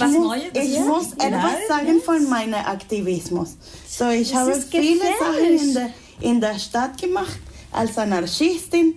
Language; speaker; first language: German; non-native, fluent; Spanish